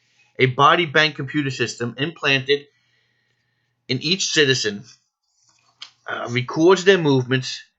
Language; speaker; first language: English; native; English